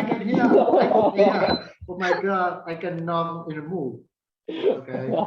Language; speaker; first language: English; non-native, learner; Vietnamese